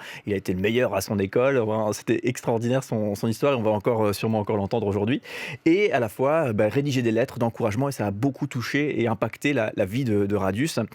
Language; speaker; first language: French; native; French